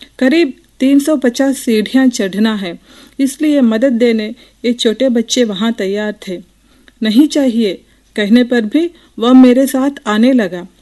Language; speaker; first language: Hindi; non-native, local second language; Telugu